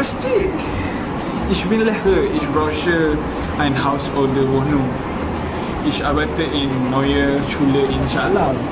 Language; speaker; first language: German; non-native, learner; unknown